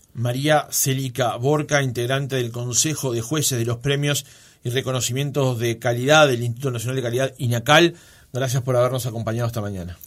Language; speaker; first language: Spanish; native; Spanish